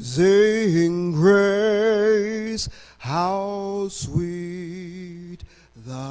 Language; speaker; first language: English; native; English